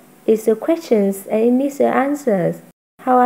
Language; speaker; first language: English; non-native, fluent; Vietnamese